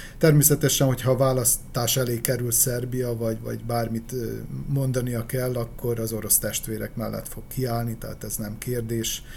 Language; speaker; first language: Hungarian; native; Hungarian